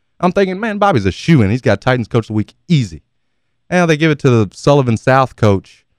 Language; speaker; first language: English; native; English